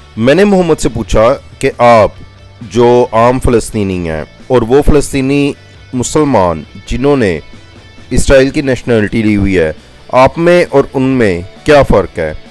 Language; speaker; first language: Urdu; non-native, local second language; Punjabi